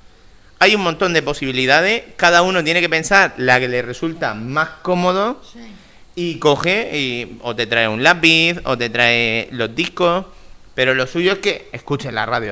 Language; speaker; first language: Spanish; native; Spanish